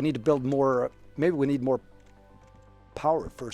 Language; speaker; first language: English; non-native, fluent; Swedish